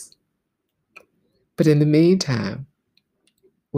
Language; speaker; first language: English; native; English